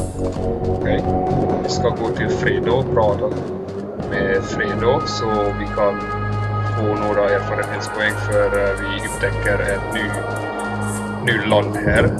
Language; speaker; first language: Swedish; non-native, learner; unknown